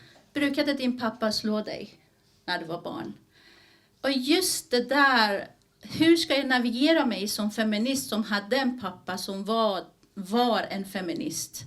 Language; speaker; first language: Swedish; early bilingual, other home language; Persian